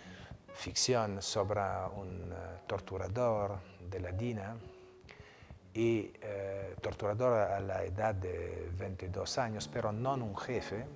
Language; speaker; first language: Spanish; non-native, fluent; Italian